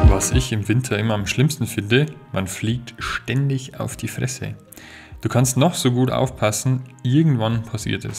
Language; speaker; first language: German; native; German